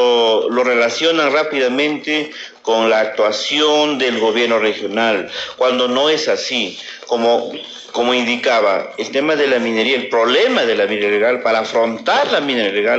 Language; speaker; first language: Spanish; native; Spanish